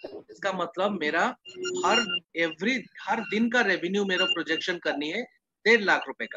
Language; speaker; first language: Hindi; non-native, local second language; Odia